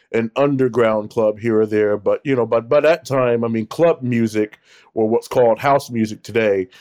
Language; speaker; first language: English; native; English